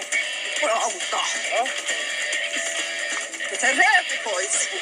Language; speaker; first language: Finnish; native; Finnish